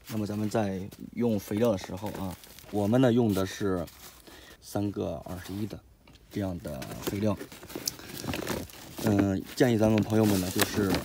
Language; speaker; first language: Chinese; native; Chinese